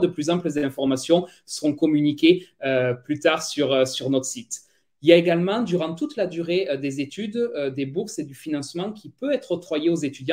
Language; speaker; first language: French; native; French